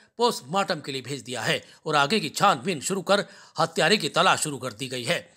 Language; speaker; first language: Hindi; native; Hindi